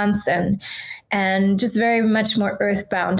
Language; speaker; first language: English; native; English